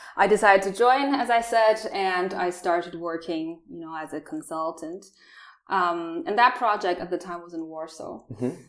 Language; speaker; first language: English; non-native, fluent; Chinese